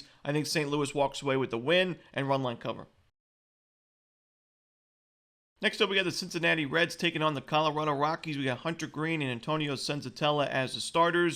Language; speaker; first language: English; native; English